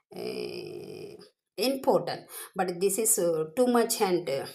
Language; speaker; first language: English; non-native, learner; Tamil